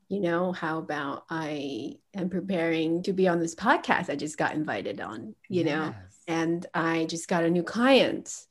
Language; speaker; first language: English; early bilingual, other home language; Chinese